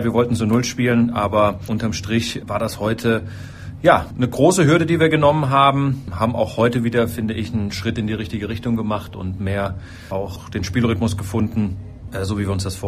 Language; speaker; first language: German; native; German